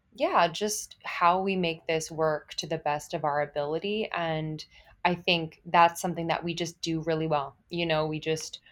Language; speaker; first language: English; native; English